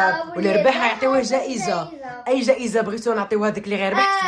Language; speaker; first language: Arabic; native; Arabic